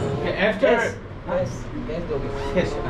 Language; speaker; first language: English; non-native, learner; Korean